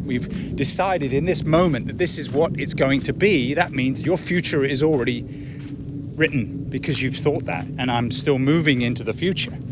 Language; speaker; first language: English; native; English